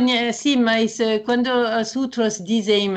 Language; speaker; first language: Portuguese; non-native, fluent; French